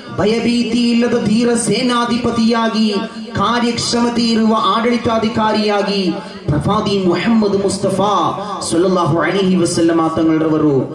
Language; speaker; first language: Kannada; non-native, local second language; Malayalam